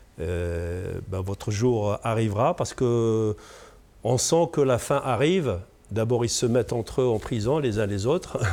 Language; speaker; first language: French; non-native, local second language; Arabic